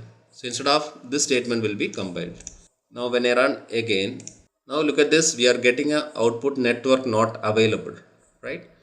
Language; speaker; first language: English; non-native, local second language; Tamil